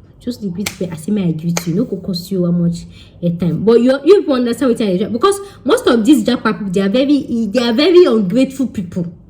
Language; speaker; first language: Nigerian Pidgin; non-native, local second language; Yoruba